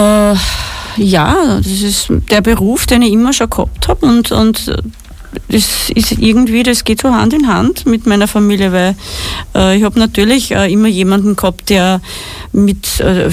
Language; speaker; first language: German; native; German